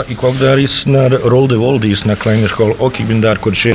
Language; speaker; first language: Dutch; non-native, learner; Bosnian